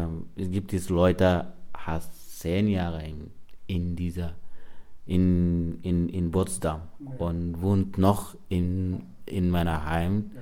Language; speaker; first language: German; non-native, learner; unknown